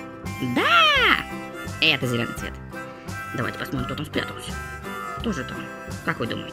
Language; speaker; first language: Russian; native; Russian